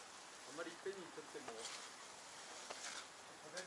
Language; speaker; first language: Japanese; native; Japanese